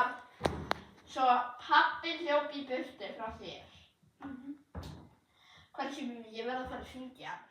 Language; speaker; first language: Icelandic; early bilingual, heritage; Icelandic